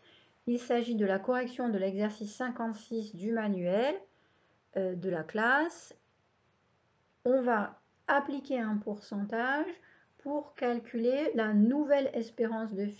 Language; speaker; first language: French; native; French